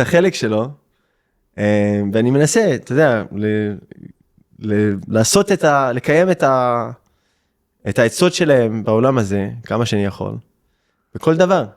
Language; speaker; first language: Hebrew; early bilingual, heritage; English